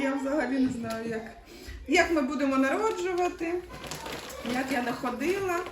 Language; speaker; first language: Ukrainian; native; Ukrainian